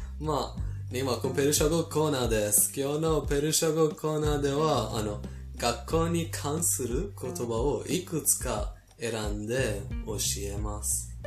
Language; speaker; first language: Japanese; non-native, fluent; Persian